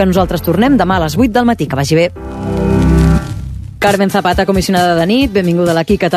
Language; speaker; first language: Catalan; native; Catalan